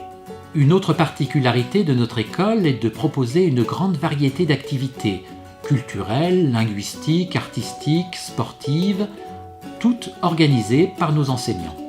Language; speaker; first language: French; native; French